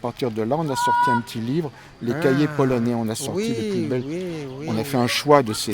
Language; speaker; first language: French; native; French